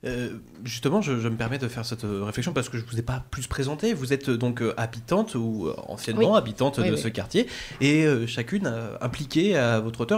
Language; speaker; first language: French; native; French